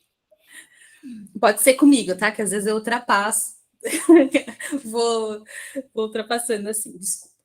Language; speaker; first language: Portuguese; native; Portuguese